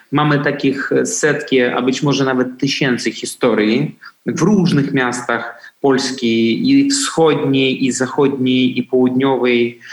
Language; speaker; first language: Polish; non-native, fluent; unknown